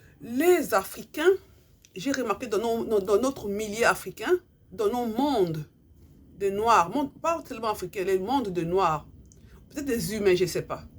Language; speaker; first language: French; non-native, local second language; Lingala